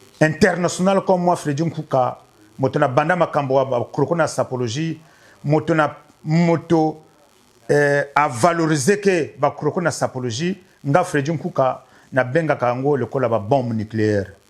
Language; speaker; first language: Lingala; native; Lingala